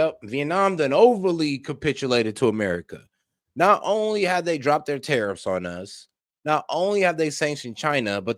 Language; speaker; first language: English; native; English